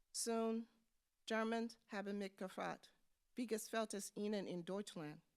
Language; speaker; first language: German; non-native, learner; English